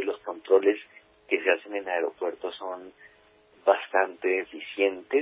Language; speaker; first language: Spanish; native; Spanish